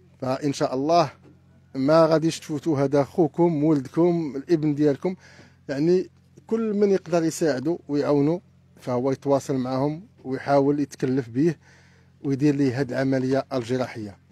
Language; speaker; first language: Arabic; native; Arabic